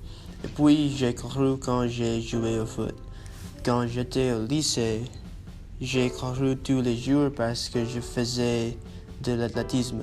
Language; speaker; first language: French; non-native, learner; English